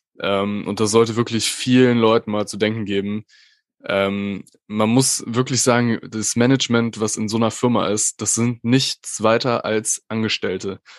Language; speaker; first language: German; native; German